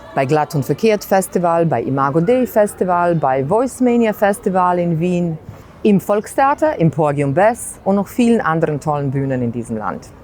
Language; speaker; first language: German; non-native, fluent; Bosnian